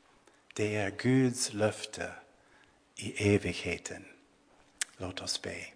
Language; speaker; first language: Swedish; non-native, fluent; English